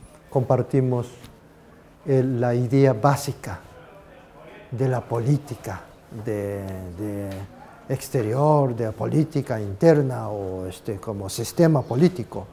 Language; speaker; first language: Spanish; non-native, fluent; Japanese